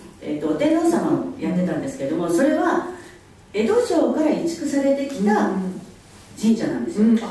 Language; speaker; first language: Japanese; native; Japanese